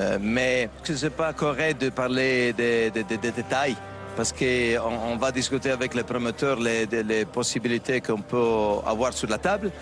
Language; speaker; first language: French; non-native, fluent; Italian